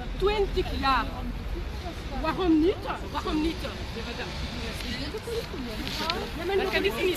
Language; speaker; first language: Dutch; non-native, learner; French